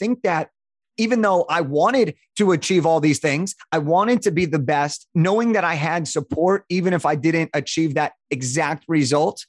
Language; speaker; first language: English; native; English